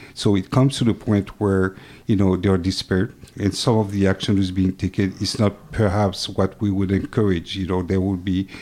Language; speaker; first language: English; non-native, fluent; French